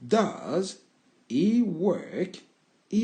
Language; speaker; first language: English; non-native, learner; French